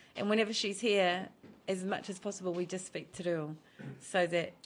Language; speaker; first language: English; native; English